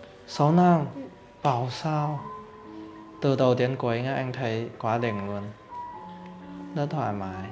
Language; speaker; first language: Vietnamese; non-native, fluent; Chinese